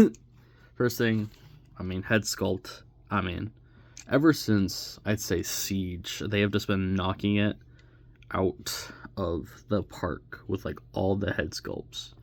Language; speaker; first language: English; native; English